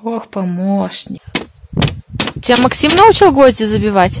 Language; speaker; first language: Russian; native; Russian